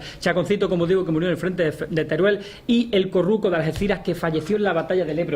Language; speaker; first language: Spanish; native; Spanish